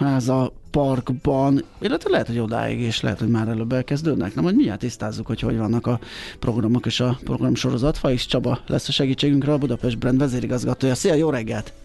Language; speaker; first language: Hungarian; native; Hungarian